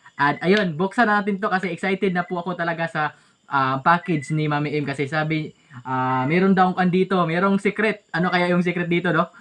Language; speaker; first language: Filipino; native; Filipino